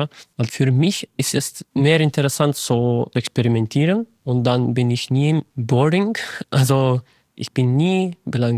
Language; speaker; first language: German; non-native, fluent; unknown